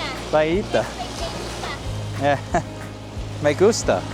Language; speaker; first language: Spanish; non-native, learner; English